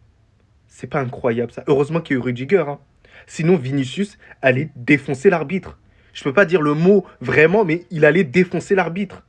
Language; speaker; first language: French; native; French